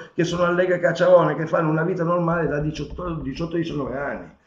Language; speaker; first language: Italian; native; Italian